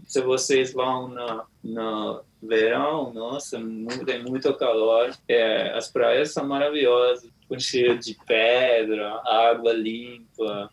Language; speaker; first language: Portuguese; non-native, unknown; Hungarian